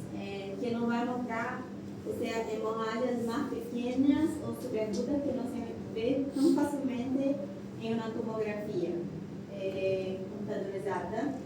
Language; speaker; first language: Portuguese; non-native, learner; Spanish